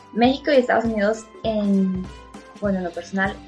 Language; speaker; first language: Spanish; native; Spanish